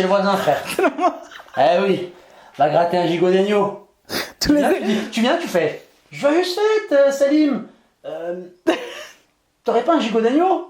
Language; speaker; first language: French; native; French